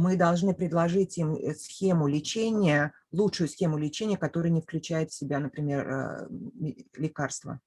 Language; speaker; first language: Russian; native; Russian